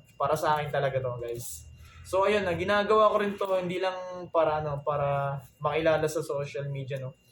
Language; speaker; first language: Filipino; non-native, local second language; Cebuano